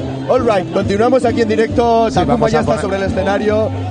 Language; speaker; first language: Spanish; native; Spanish